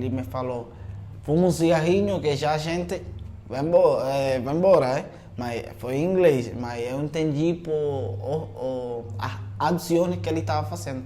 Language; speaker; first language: Portuguese; non-native, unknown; Spanish